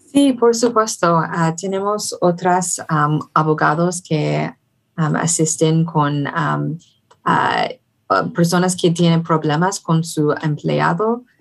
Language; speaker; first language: Spanish; non-native, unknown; English